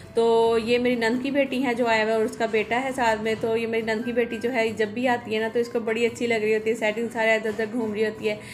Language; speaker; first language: Urdu; native; Urdu